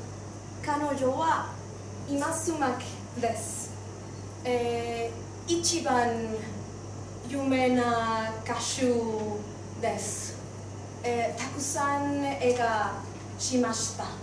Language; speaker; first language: Japanese; non-native, learner; Spanish